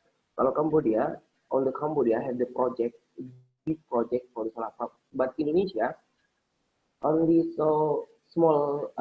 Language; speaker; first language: English; non-native, learner; Indonesian